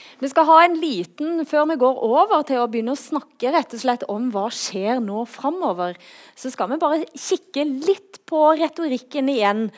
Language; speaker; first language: Norwegian; native; Norwegian